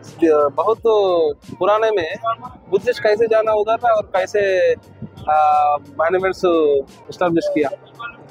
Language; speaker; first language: Hindi; non-native, local second language; Telugu